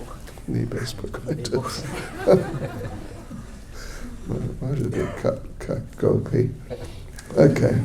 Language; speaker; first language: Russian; non-native, learner; English